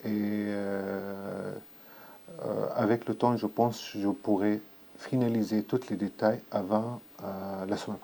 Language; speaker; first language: French; non-native, learner; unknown